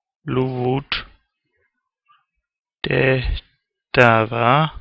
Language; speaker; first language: Finnish; non-native, learner; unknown